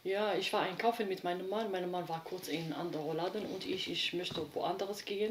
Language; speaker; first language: German; non-native, learner; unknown